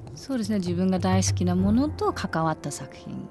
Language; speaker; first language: Japanese; non-native, fluent; English